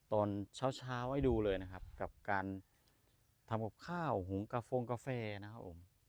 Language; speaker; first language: Thai; non-native, local second language; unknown